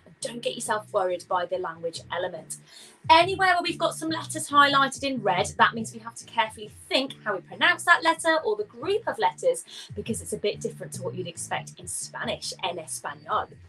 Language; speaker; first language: English; native; English